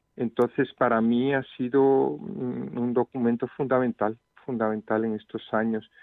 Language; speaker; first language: Spanish; native; Spanish